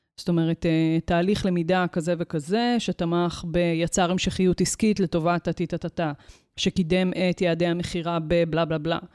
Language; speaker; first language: Hebrew; native; Hebrew